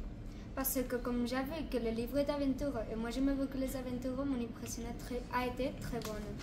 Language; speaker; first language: French; non-native, learner; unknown